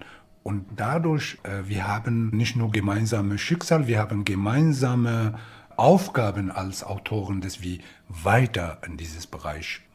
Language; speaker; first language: German; non-native, learner; Kurdish